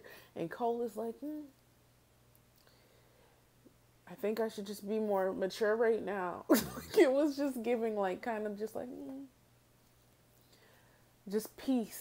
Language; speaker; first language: English; native; English